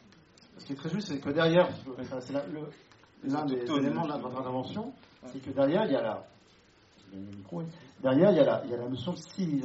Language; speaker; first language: French; native; French